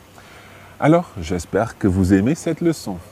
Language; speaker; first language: French; non-native, fluent; English